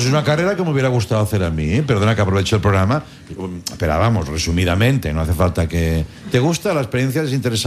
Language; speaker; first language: Spanish; native; Spanish